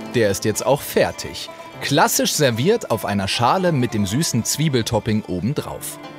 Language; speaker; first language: German; native; German